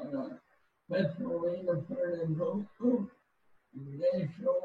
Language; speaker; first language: Portuguese; non-native, learner; English